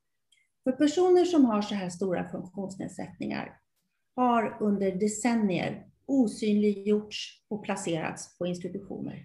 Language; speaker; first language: Swedish; native; Swedish